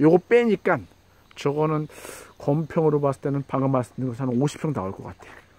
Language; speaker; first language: Korean; native; Korean